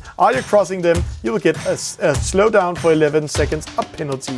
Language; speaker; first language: English; non-native, fluent; Danish